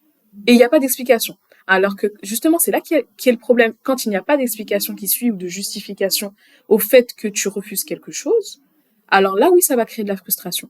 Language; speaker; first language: French; native; French